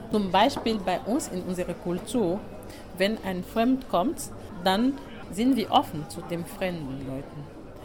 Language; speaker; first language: German; non-native, fluent; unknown